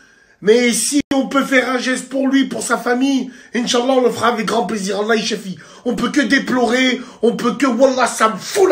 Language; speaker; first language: French; native; French